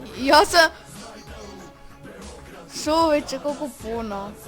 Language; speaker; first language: Croatian; native; Croatian